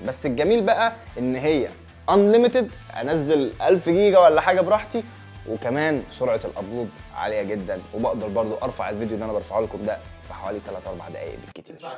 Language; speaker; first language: Arabic; native; Arabic